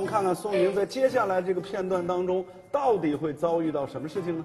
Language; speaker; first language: Chinese; native; Chinese